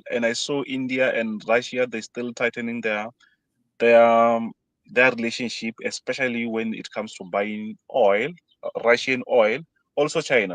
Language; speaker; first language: English; non-native, fluent; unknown